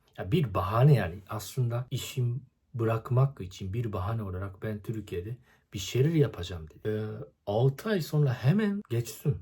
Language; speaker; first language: Turkish; non-native, fluent; Japanese